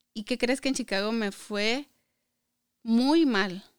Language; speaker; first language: Spanish; native; Spanish